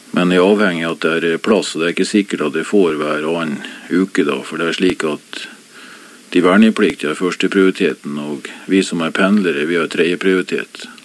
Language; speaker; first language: Norwegian; native; Norwegian